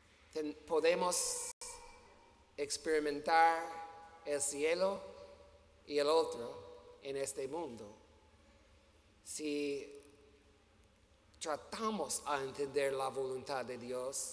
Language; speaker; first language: Spanish; non-native, learner; English